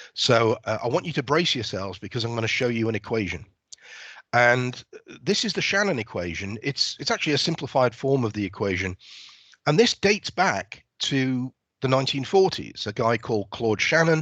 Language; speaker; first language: English; native; English